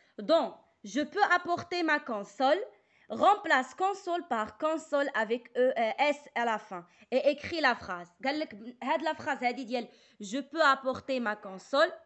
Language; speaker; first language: French; non-native, local second language; Arabic